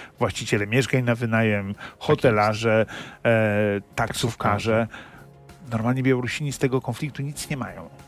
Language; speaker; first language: Polish; native; Polish